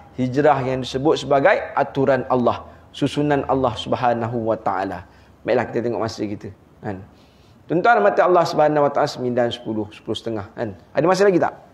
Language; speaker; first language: Malay; native; Malay